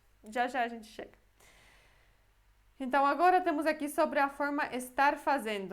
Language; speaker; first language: Portuguese; non-native, fluent; Polish